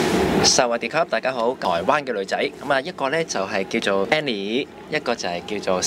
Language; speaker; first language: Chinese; non-native, local second language; Cantonese